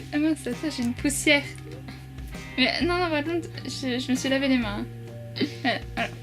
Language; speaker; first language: French; native; French